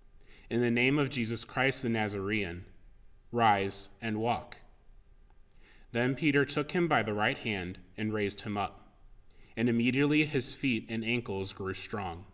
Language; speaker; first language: English; native; English